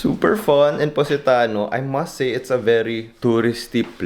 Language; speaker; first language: English; non-native, local second language; Filipino